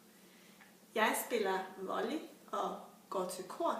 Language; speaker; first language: Danish; native; Danish